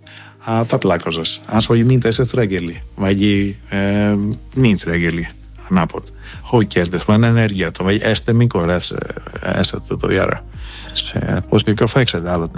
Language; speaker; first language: Hungarian; non-native, fluent; Greek